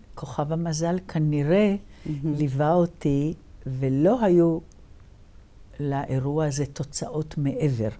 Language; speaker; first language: Hebrew; early bilingual, other home language; Polish